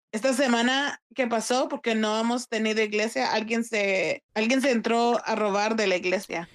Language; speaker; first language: Spanish; early bilingual, heritage; Spanish